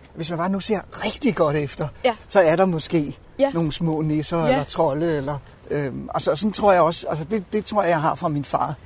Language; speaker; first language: Danish; native; Danish